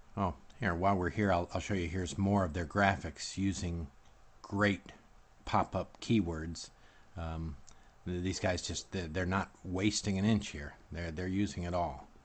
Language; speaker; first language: English; native; English